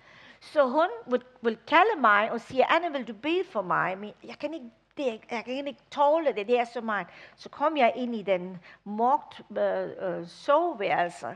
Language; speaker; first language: Danish; non-native, fluent; English